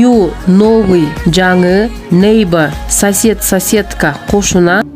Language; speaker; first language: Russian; non-native, local second language; Kyrgyz